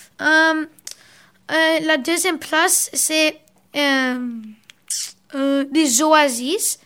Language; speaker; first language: French; early bilingual, other home language; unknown